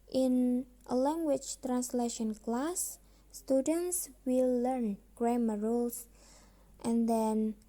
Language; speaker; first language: English; non-native, learner; Indonesian